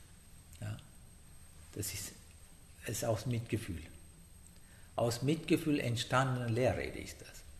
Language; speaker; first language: German; non-native, learner; Sinhala